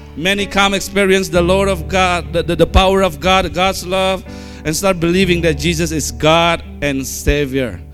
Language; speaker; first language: English; non-native, fluent; Indonesian